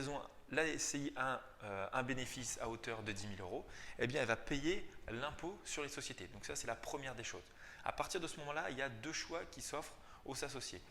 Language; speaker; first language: French; native; French